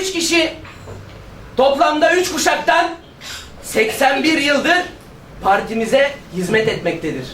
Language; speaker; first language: Turkish; native; Turkish